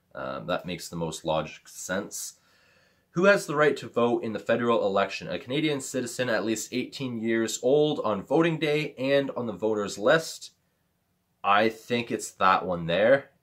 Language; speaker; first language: English; native; English